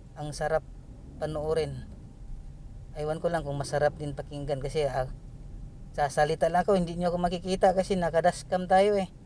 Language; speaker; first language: Filipino; non-native, local second language; Cebuano